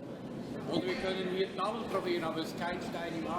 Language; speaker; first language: German; native; German